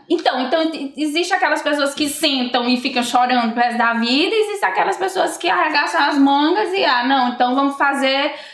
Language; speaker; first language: Portuguese; early bilingual, other home language; Italian